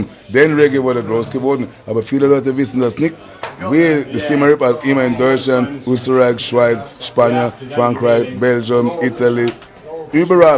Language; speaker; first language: German; non-native, learner; English